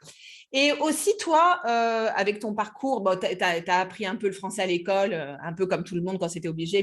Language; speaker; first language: French; native; French